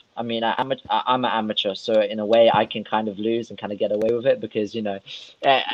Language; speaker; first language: English; non-native, fluent; Russian